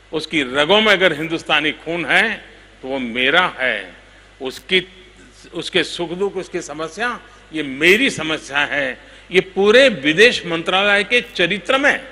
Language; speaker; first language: Hindi; non-native, local second language; Gujarati